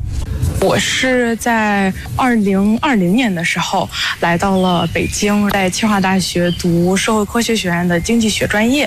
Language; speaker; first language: Chinese; non-native, fluent; Russian